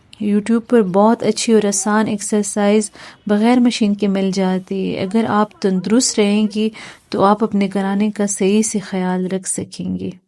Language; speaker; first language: Urdu; non-native, local second language; Pashto